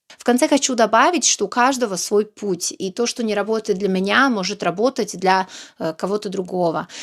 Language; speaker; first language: Russian; non-native, fluent; Serbian